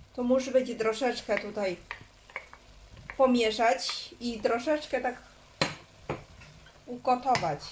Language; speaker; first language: Polish; non-native, learner; Chinese